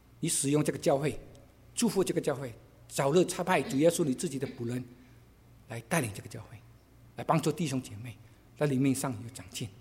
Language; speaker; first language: Chinese; non-native, local second language; Cantonese